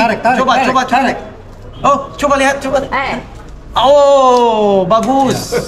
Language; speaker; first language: Indonesian; non-native, learner; Arabic